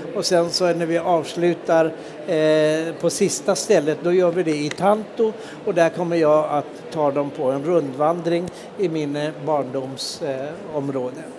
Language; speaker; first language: Swedish; native; Swedish